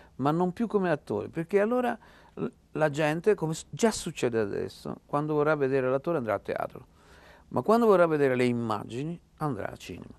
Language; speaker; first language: Italian; native; Italian